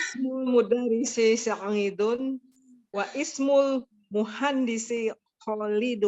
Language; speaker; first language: Arabic; non-native, learner; Indonesian